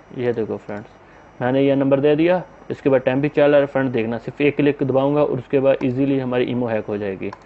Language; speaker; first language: Urdu; non-native, local second language; Punjabi